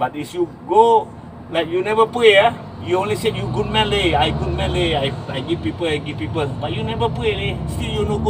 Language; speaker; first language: English; non-native, local second language; Malay